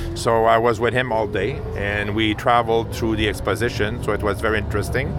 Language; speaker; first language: English; non-native, fluent; French